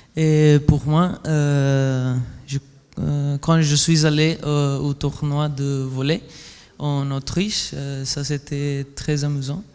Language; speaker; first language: French; non-native, learner; Spanish